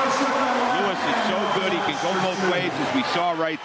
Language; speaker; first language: English; native; English